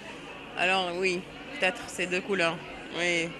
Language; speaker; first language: French; non-native, fluent; Arabic